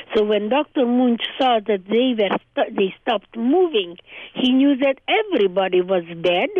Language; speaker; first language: English; early bilingual, other home language; Hungarian